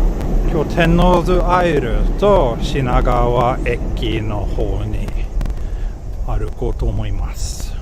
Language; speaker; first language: Japanese; non-native, fluent; Swedish